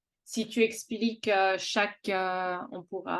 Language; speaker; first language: French; native; French